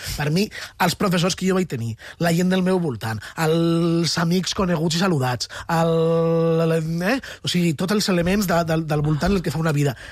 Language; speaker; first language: Catalan; non-native, fluent; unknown